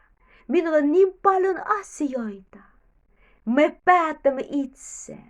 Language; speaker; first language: Finnish; non-native, learner; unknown